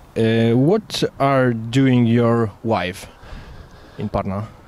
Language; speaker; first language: English; non-native, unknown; Polish